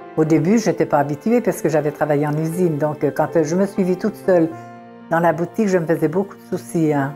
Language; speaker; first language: French; early bilingual, other home language; Italian